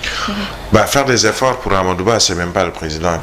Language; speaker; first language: French; non-native, local second language; Wolof